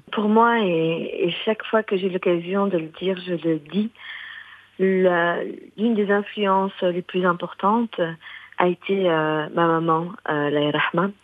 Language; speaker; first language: French; early bilingual, other home language; Arabic